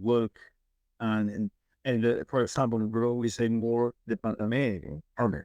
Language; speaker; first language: English; non-native, learner; Spanish